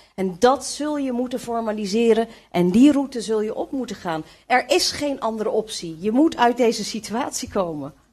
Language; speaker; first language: Dutch; early bilingual, other home language; Kurdish